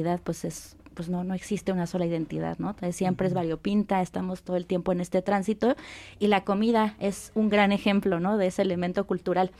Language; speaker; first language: Spanish; native; Spanish